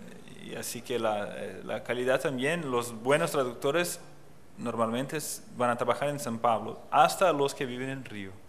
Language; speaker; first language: Spanish; non-native, fluent; Portuguese